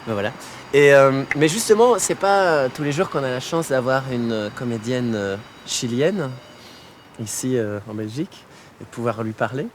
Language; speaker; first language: French; native; French